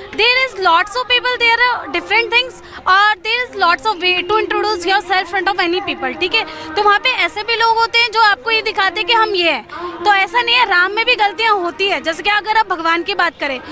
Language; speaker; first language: Hindi; native; Hindi